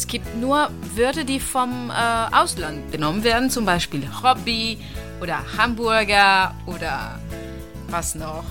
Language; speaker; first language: German; non-native, fluent; Italian